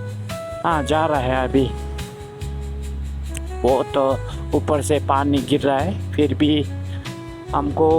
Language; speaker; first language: Hindi; non-native, fluent; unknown